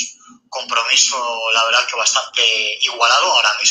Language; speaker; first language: Spanish; native; Spanish